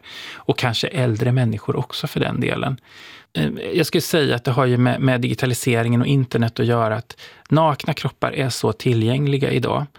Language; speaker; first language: Swedish; native; Swedish